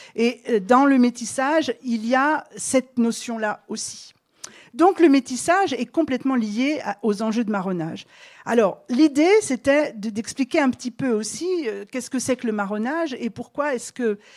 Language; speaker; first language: French; native; French